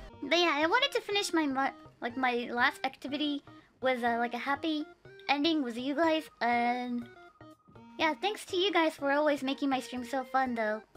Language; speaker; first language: English; non-native, fluent; Japanese